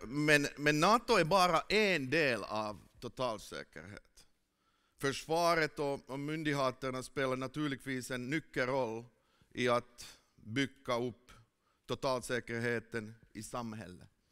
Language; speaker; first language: Swedish; non-native, fluent; Finnish